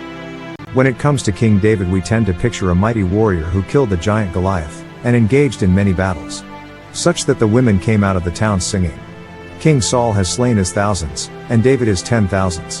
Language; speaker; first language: English; native; English